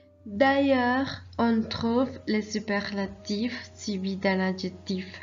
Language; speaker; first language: French; non-native, fluent; Spanish